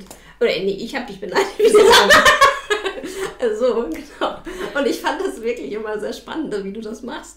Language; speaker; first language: German; native; German